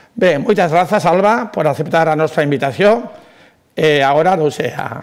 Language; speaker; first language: Spanish; non-native, local second language; Basque